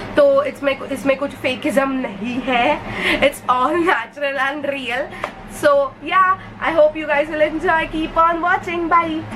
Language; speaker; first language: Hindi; non-native, local second language; Marathi